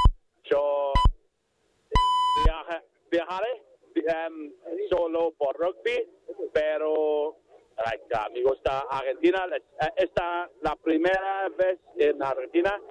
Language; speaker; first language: Spanish; non-native, learner; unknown